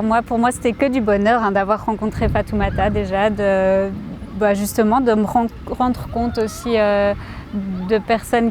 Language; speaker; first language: French; native; French